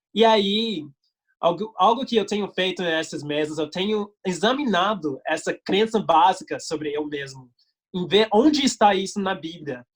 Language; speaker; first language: Portuguese; non-native, fluent; English